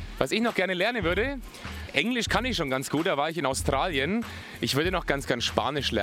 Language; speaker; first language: German; native; German